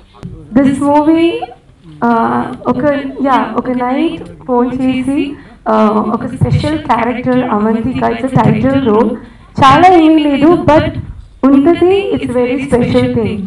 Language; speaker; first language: Telugu; non-native, learner; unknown